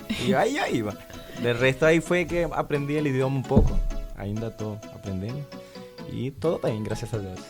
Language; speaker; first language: Portuguese; non-native, learner; Spanish